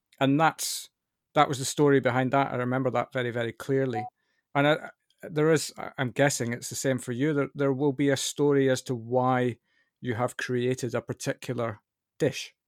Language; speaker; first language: English; native; English